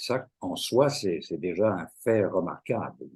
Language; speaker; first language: French; native; French